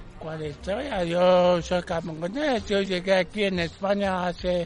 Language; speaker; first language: Spanish; non-native, fluent; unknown